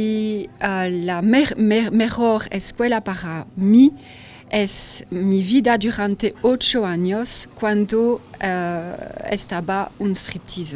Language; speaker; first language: Spanish; non-native, learner; French